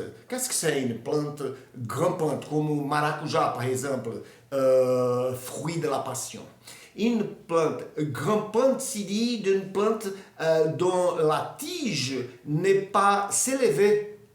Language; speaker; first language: French; non-native, fluent; Portuguese